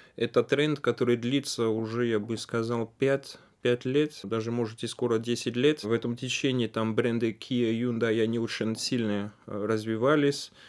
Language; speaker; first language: Russian; non-native, fluent; French